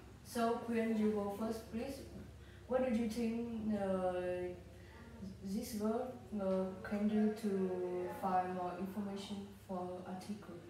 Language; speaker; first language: English; non-native, learner; Vietnamese